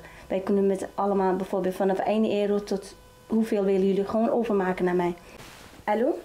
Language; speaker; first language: Dutch; non-native, fluent; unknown